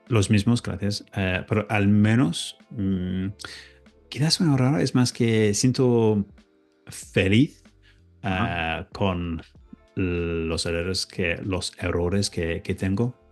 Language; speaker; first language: Spanish; non-native, learner; English